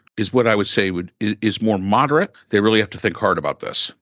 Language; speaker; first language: English; native; English